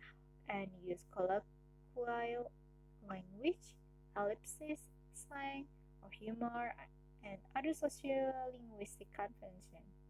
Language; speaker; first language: English; non-native, learner; Indonesian